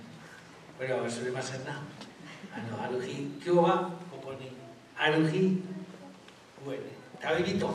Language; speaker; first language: Japanese; non-native, fluent; Spanish